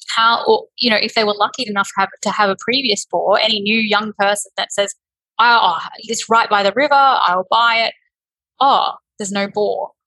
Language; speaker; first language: English; native; English